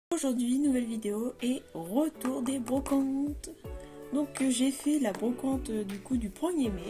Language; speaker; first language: French; native; French